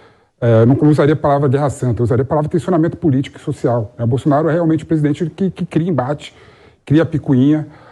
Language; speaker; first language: Portuguese; native; Portuguese